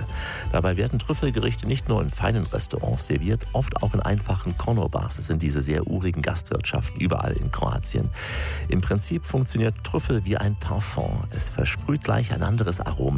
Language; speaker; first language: German; native; German